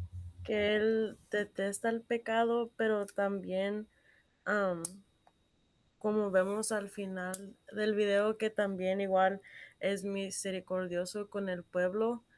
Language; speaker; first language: Spanish; early bilingual, heritage; Spanish